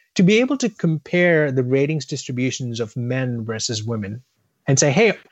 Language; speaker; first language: English; non-native, local second language; Tamil